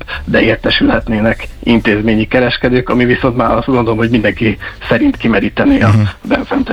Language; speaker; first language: Hungarian; native; Hungarian